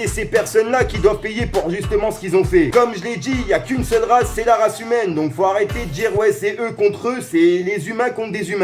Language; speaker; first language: French; native; French